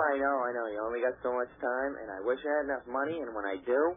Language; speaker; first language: English; native; English